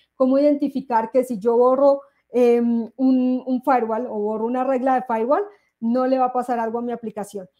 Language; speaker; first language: Spanish; native; Spanish